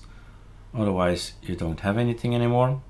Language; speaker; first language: English; non-native, fluent; Dutch